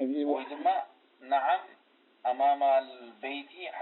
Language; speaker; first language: Arabic; non-native, learner; Tigrinya